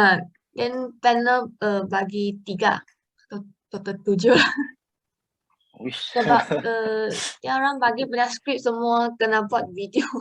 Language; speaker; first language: Malay; native; Malay